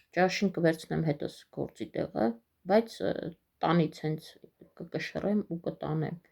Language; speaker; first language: Armenian; native; Armenian